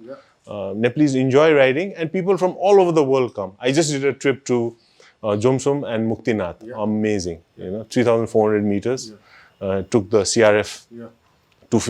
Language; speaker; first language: English; non-native, local second language; Nepali